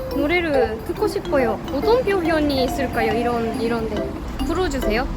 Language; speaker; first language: Korean; non-native, fluent; Japanese